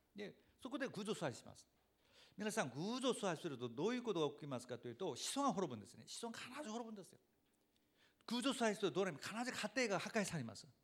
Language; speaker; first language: Japanese; non-native, fluent; Korean